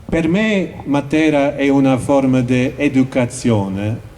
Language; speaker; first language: Italian; non-native, learner; Swedish